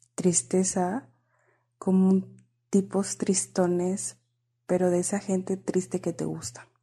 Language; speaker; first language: Spanish; native; Spanish